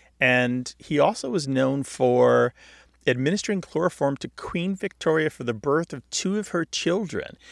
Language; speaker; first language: English; native; English